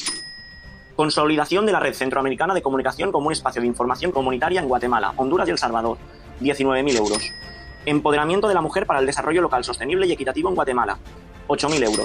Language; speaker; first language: Spanish; native; Spanish